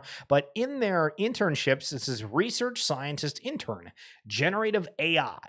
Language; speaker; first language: English; native; English